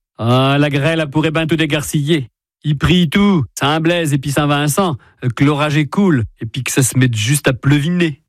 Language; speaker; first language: French; native; French